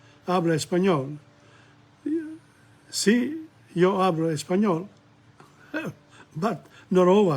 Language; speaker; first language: Spanish; non-native, learner; English